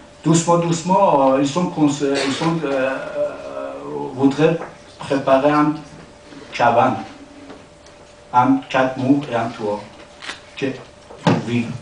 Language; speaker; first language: French; non-native, learner; Persian